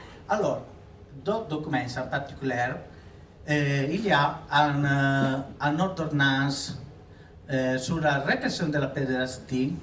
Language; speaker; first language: French; non-native, learner; Italian